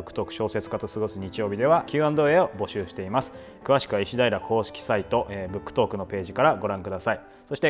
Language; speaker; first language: Japanese; native; Japanese